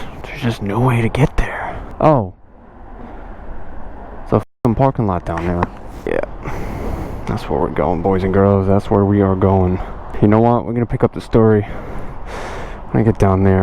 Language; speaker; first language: English; native; English